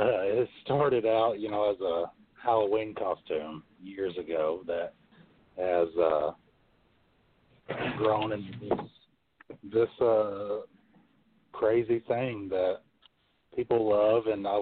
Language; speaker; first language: English; native; English